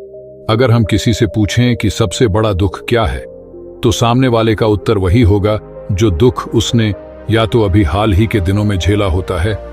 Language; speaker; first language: Hindi; native; Hindi